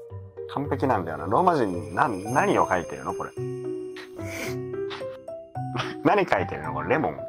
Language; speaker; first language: Japanese; native; Japanese